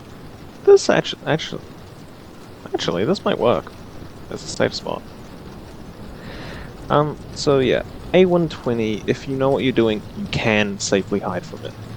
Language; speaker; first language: English; native; English